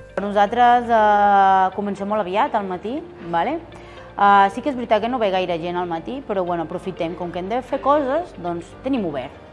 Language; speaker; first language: Catalan; non-native, fluent; Spanish